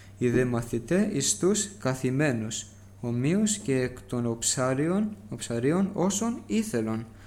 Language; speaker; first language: Greek; early bilingual, heritage; Greek